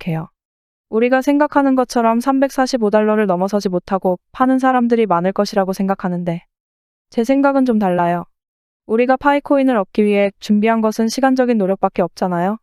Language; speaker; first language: Korean; native; Korean